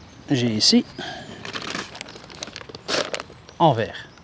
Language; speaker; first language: French; non-native, local second language; Dutch